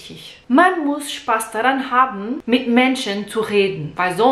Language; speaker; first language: German; non-native, learner; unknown